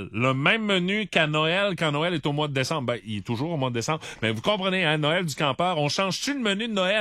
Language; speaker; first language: French; native; French